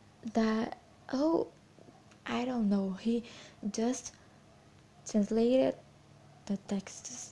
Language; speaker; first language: English; non-native, fluent; Portuguese